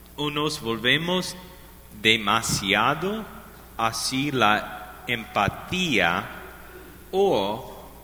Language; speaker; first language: Spanish; non-native, learner; English